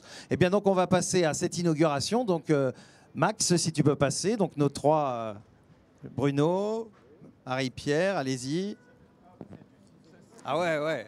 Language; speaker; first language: French; native; French